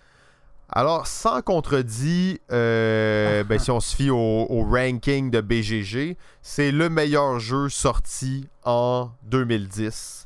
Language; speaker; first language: French; native; French